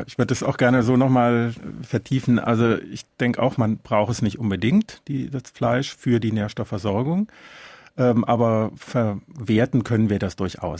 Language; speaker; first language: German; native; German